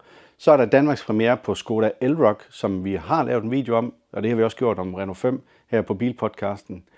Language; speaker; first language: Danish; native; Danish